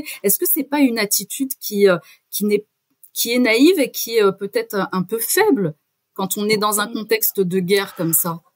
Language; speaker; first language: French; native; French